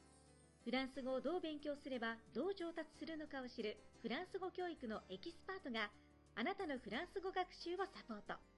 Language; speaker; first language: Japanese; native; Japanese